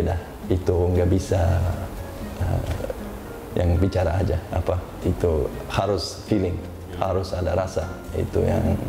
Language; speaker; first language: Indonesian; non-native, learner; Uzbek